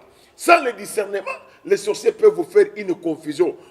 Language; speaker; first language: French; non-native, local second language; Lingala